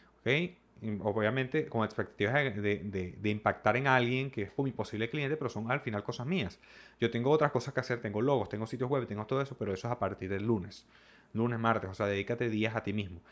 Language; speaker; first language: Spanish; native; Spanish